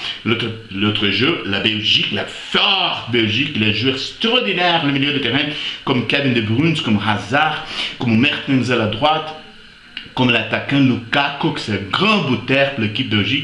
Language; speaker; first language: French; non-native, fluent; Portuguese